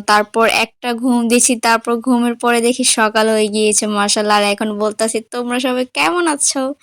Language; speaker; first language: Bangla; native; Bangla